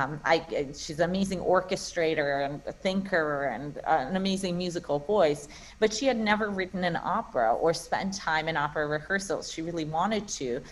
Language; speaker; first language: English; non-native, fluent; Russian